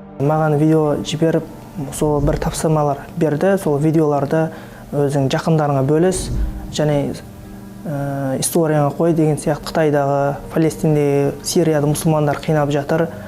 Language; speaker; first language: Kazakh; non-native, local second language; Uzbek